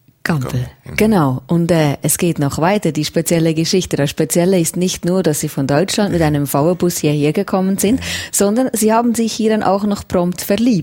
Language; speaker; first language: German; native; German